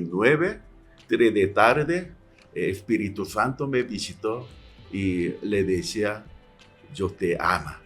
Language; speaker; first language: Spanish; non-native, learner; Korean